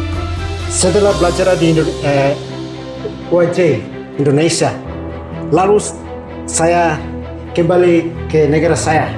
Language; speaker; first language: Indonesian; non-native, learner; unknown